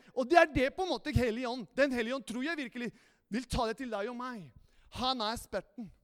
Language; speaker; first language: Norwegian; non-native, fluent; Spanish